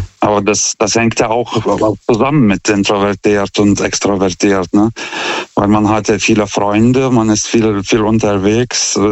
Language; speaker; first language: German; non-native, fluent; Lithuanian